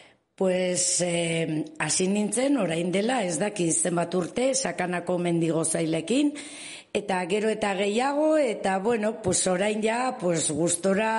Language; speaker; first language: Basque; non-native, local second language; Spanish